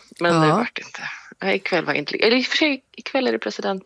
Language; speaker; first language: Swedish; native; Swedish